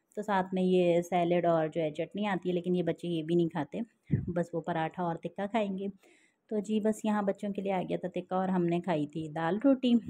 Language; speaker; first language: Urdu; native; Urdu